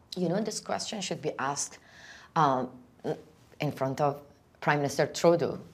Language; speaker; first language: English; non-native, fluent; Persian